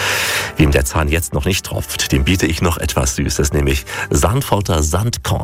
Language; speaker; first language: German; native; German